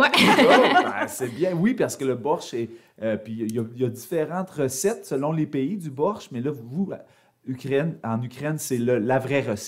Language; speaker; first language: French; native; French